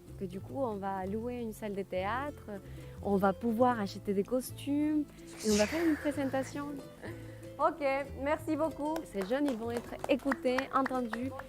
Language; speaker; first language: French; non-native, fluent; Spanish